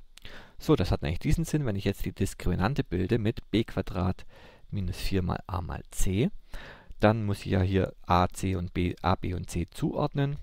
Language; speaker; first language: German; native; German